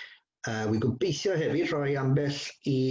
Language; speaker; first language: Welsh; native; Welsh